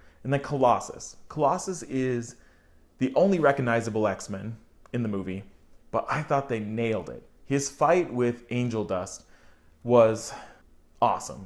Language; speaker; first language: English; native; English